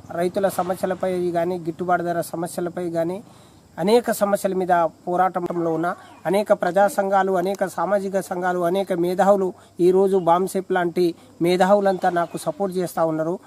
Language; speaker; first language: Telugu; non-native, local second language; Lambadi